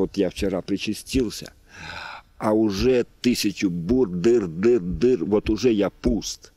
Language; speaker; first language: Russian; native; Russian